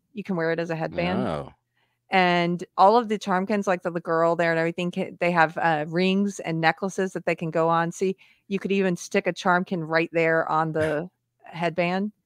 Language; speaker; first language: English; native; English